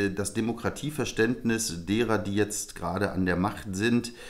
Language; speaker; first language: German; native; German